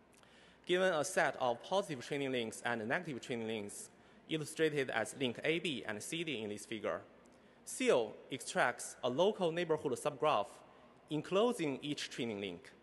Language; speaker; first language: English; non-native, fluent; Chinese